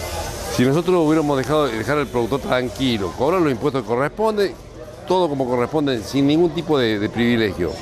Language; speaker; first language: Spanish; native; Spanish